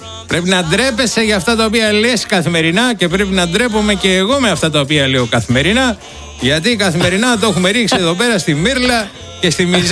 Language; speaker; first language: Greek; native; Greek